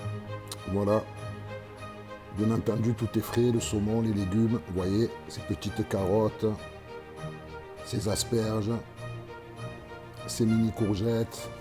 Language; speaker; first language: French; native; French